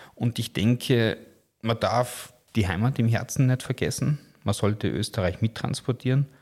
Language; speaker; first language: German; native; German